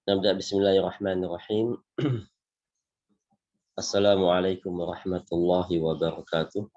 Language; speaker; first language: Arabic; non-native, fluent; Indonesian